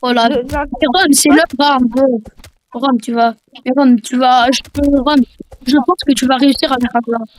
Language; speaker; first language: French; native; French